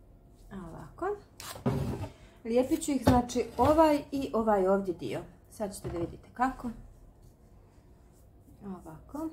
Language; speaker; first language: Croatian; native; Croatian